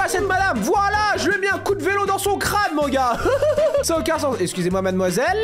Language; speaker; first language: French; native; French